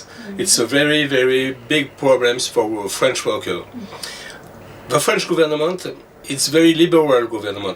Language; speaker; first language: English; non-native, learner; French